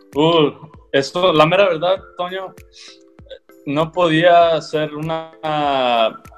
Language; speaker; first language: Spanish; early bilingual, heritage; Spanish